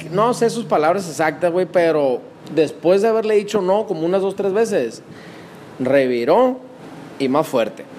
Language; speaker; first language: Spanish; native; Spanish